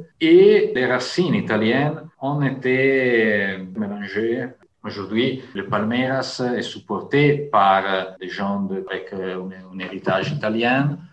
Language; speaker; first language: French; non-native, fluent; Italian